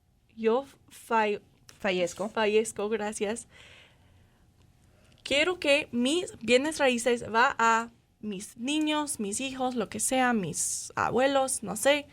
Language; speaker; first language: Spanish; non-native, fluent; English